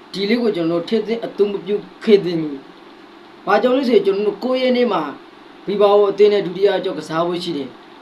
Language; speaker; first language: Burmese; native; Burmese